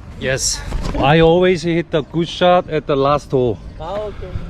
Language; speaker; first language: English; non-native, learner; Korean